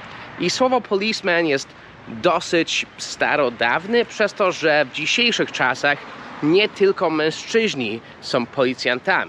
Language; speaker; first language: Polish; non-native, fluent; English